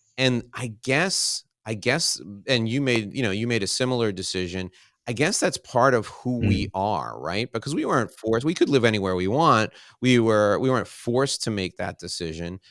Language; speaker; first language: English; native; English